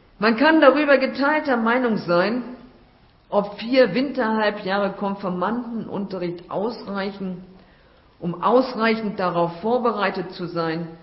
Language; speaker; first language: German; native; German